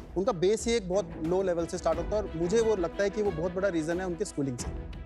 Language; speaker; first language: Hindi; native; Hindi